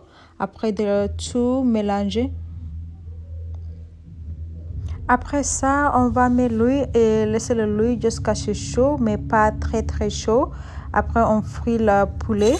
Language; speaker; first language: French; non-native, learner; Soninke